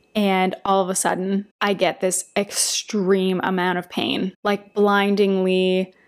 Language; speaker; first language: English; native; English